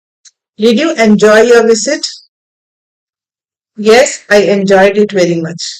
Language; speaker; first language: English; non-native, local second language; Hindi